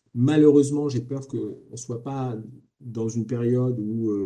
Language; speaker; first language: French; native; French